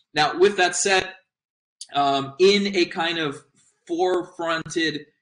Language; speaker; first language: English; native; English